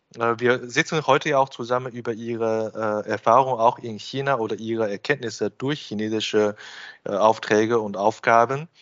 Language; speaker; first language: German; non-native, fluent; Chinese